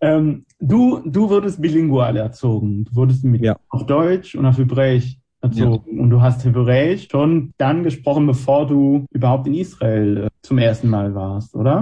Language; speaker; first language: German; non-native, fluent; Hebrew